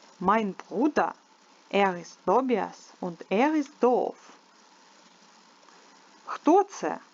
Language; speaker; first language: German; non-native, fluent; Ukrainian